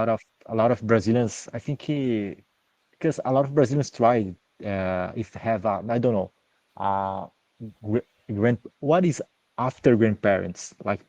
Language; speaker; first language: English; non-native, learner; Portuguese